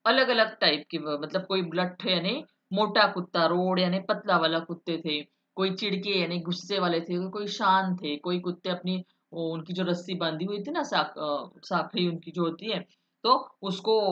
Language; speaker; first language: Hindi; non-native, local second language; Marathi